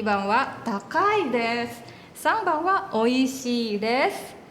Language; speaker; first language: Japanese; non-native, fluent; Indonesian